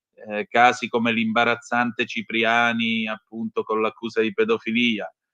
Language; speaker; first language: Italian; native; Italian